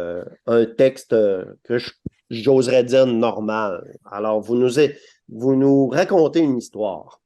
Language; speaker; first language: French; native; French